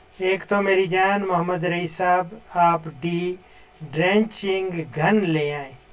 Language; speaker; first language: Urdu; non-native, local second language; Punjabi